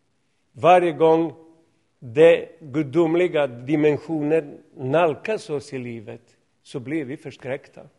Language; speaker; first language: Swedish; non-native, fluent; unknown